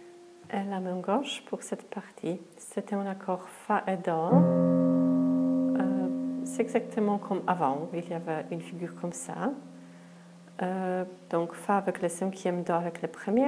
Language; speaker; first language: French; non-native, fluent; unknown